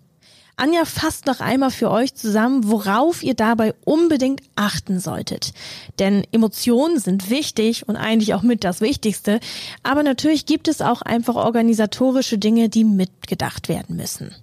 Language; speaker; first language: German; native; German